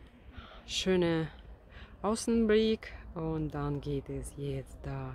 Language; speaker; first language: German; non-native, learner; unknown